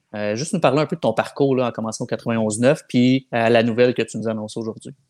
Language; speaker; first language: French; native; French